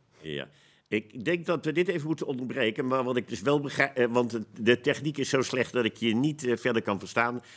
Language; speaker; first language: Dutch; native; Dutch